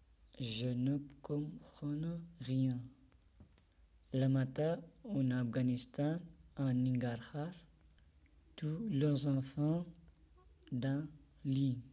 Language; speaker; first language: French; non-native, learner; Pashto